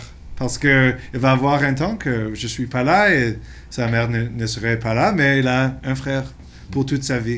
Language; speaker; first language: French; non-native, local second language; English